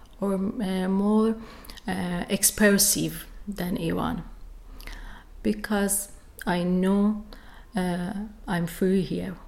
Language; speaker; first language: English; non-native, learner; Persian